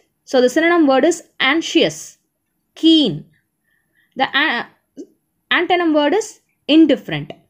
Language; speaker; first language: English; non-native, local second language; Tamil